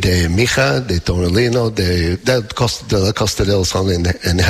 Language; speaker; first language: Spanish; non-native, fluent; English